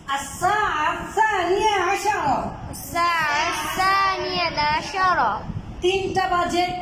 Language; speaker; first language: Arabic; non-native, fluent; Bangla